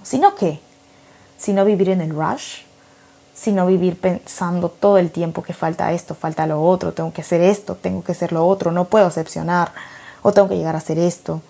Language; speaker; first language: Spanish; native; Spanish